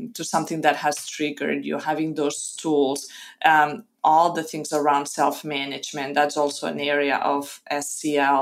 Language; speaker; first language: English; non-native, fluent; Spanish